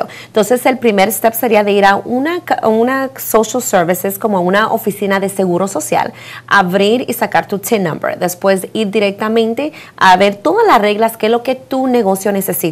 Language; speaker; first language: Spanish; native; Spanish